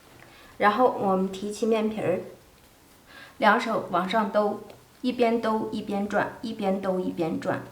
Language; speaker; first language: Chinese; native; Chinese